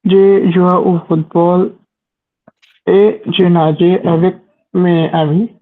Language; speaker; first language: French; non-native, learner; Hindi